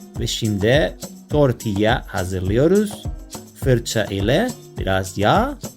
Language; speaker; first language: Turkish; non-native, learner; Spanish